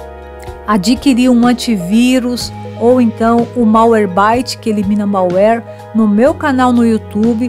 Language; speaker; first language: Portuguese; native; Portuguese